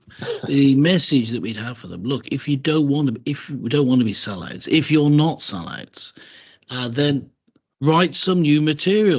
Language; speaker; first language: English; native; English